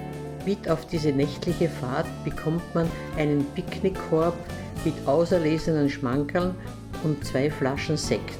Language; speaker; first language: German; native; German